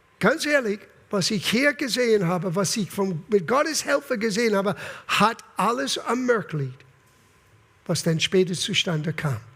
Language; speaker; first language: German; non-native, fluent; English